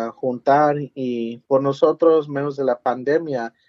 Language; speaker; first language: Spanish; early bilingual, heritage; Spanish